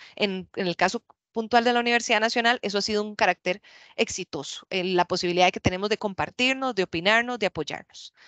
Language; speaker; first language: Spanish; native; Spanish